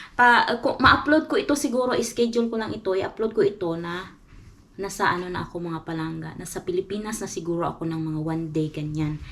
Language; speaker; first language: Filipino; non-native, local second language; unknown